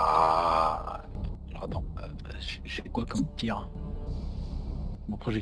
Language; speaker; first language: French; native; French